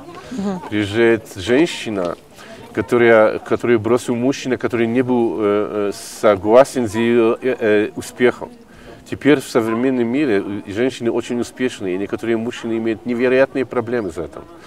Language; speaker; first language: Russian; non-native, fluent; Polish